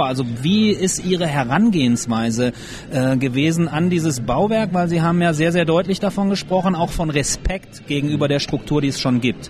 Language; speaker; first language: German; native; German